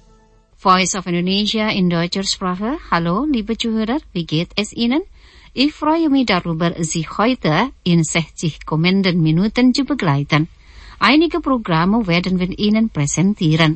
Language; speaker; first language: German; non-native, fluent; Indonesian